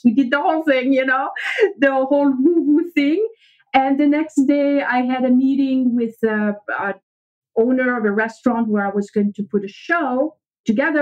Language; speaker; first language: English; non-native, fluent; French